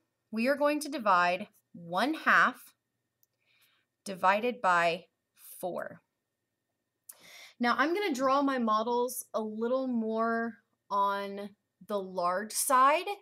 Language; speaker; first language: English; native; English